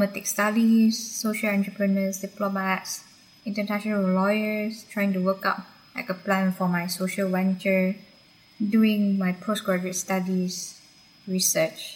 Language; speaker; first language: English; non-native, local second language; Chinese